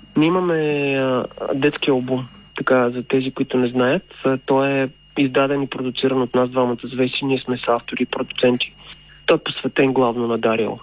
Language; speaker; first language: Bulgarian; native; Bulgarian